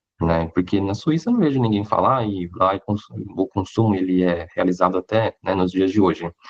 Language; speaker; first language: Portuguese; early bilingual, other home language; Chinese